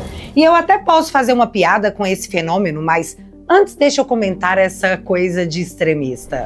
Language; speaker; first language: Portuguese; native; Portuguese